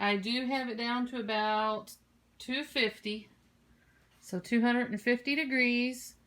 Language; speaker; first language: English; native; English